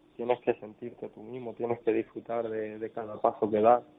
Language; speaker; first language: Spanish; native; Spanish